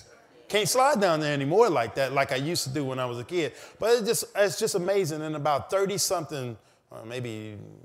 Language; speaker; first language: English; native; English